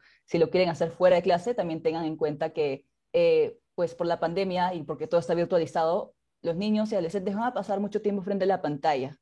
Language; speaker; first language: Spanish; native; Spanish